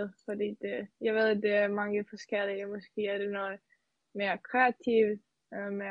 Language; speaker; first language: Danish; non-native, learner; Serbian